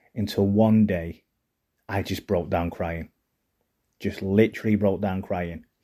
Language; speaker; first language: English; native; English